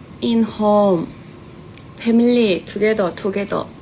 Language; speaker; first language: English; non-native, learner; Korean